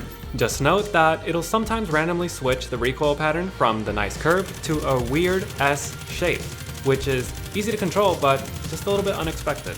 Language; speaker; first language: English; native; English